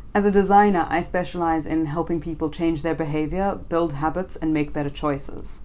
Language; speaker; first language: English; native; English